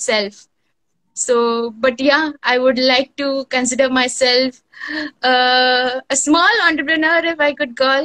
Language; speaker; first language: English; non-native, local second language; Bangla